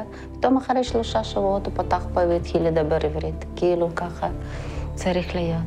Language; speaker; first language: Hebrew; non-native, fluent; Russian